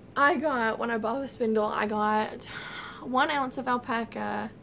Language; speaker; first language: English; native; English